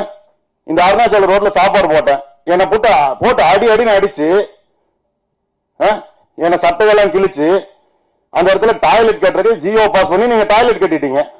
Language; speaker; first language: Tamil; native; Tamil